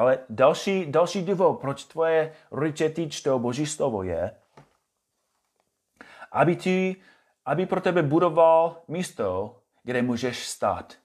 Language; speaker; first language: Czech; non-native, fluent; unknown